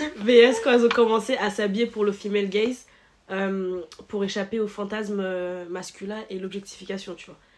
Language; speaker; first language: French; early bilingual, other home language; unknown